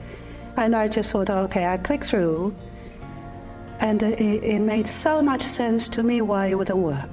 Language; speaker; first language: English; non-native, fluent; Chinese